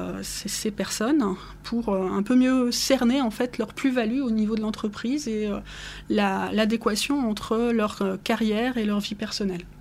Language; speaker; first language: French; native; French